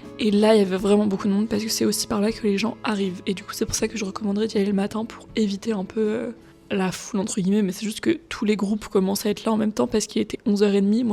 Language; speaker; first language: French; native; French